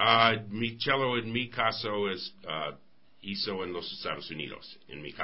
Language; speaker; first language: Spanish; non-native, learner; English